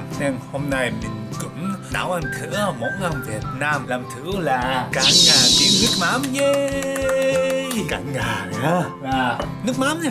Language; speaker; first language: Vietnamese; non-native, learner; Japanese